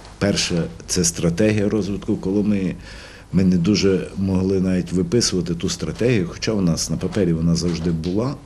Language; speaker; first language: Ukrainian; native; Ukrainian